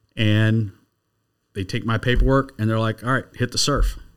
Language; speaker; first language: English; native; English